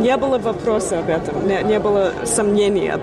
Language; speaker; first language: Russian; non-native, fluent; English